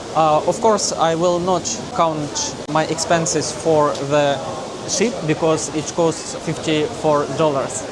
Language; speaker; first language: English; non-native, learner; Russian